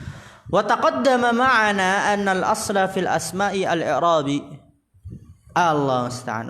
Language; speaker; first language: Arabic; non-native, fluent; Indonesian